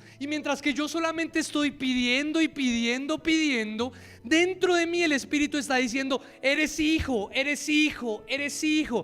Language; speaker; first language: Spanish; native; Spanish